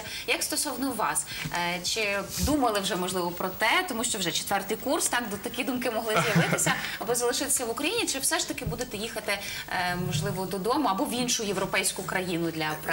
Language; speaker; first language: Ukrainian; native; Ukrainian